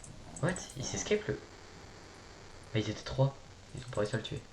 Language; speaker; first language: French; native; French